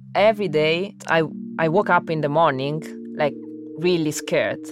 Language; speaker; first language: English; non-native, fluent; Italian